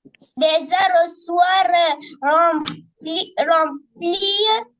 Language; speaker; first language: French; non-native, learner; Arabic